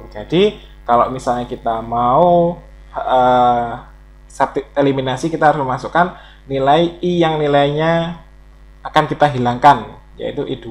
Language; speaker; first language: Indonesian; native; Indonesian